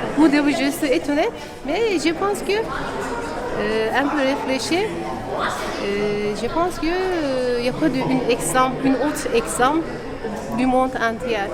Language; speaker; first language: French; non-native, learner; Turkish